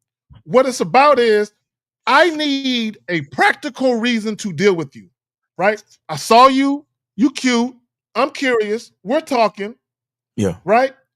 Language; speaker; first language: English; native; English